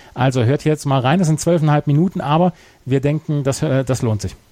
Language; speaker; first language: German; native; German